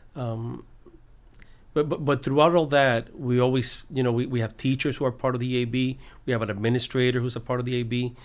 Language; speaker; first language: English; early bilingual, other home language; Spanish